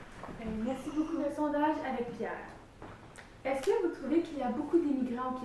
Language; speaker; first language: French; native; French